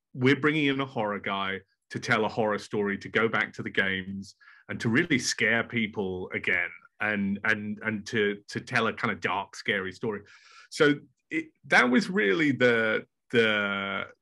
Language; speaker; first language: English; native; English